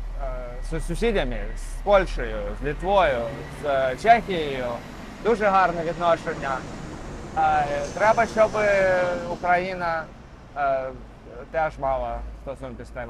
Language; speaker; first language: Ukrainian; non-native, local second language; Russian